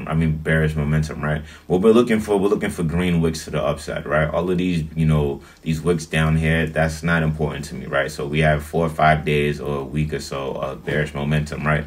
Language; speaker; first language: English; native; English